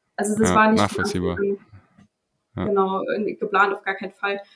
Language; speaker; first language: German; native; German